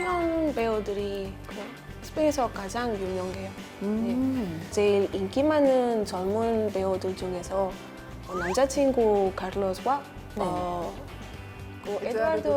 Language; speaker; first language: Korean; non-native, fluent; Spanish